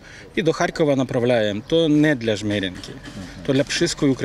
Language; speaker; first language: Polish; non-native, learner; Ukrainian